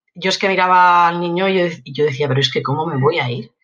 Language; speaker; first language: Spanish; native; Spanish